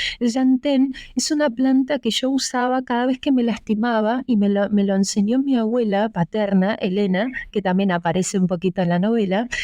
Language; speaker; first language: Spanish; early bilingual, other home language; Russian